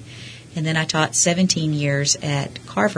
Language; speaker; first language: English; native; English